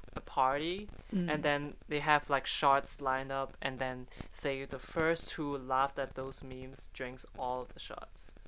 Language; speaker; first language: English; non-native, local second language; Chinese